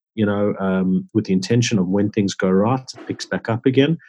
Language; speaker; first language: English; native; English